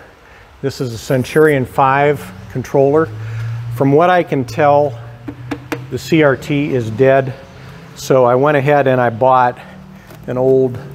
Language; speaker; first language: English; native; English